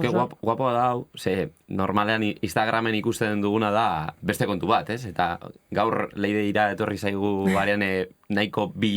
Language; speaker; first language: Basque; native; Basque